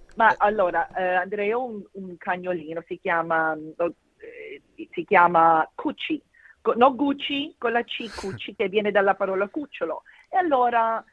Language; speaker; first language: Italian; early bilingual, heritage; Italian